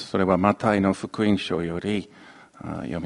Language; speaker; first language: Japanese; non-native, fluent; English